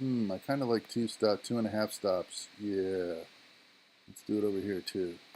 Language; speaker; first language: English; native; English